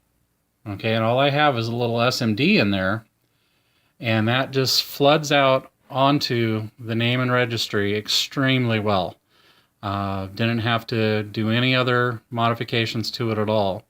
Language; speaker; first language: English; native; English